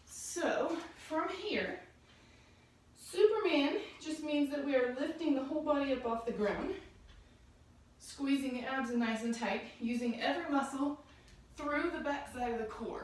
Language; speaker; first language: English; native; English